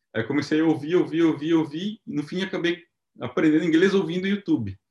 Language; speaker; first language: Portuguese; native; Portuguese